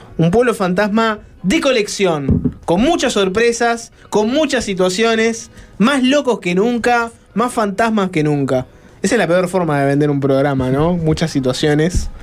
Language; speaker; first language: Spanish; native; Spanish